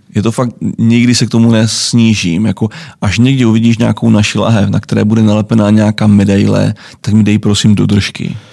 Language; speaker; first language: Czech; native; Czech